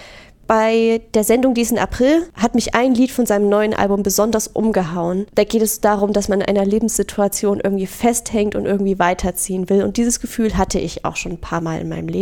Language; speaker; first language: German; native; German